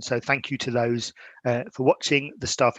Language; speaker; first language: English; native; English